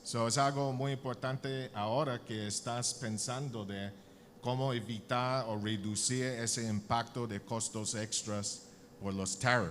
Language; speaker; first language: Spanish; non-native, learner; English